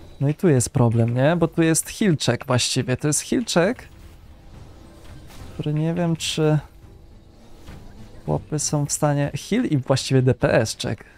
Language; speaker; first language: Polish; native; Polish